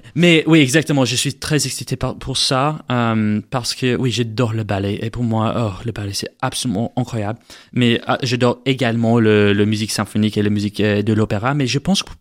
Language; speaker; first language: French; non-native, learner; English